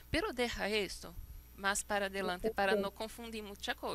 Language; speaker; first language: Spanish; non-native, fluent; Portuguese